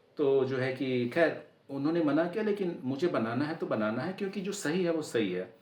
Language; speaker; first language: Hindi; native; Hindi